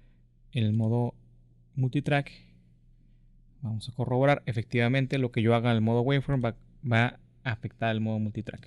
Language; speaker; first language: Spanish; native; Spanish